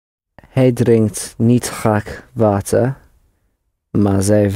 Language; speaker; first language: Dutch; non-native, learner; English